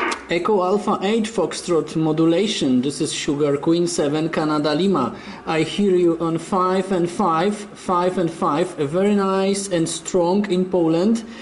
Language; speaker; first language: English; non-native, learner; Polish